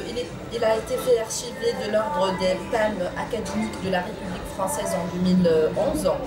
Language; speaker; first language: French; non-native, local second language; Arabic